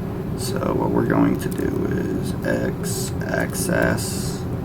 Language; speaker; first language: English; native; English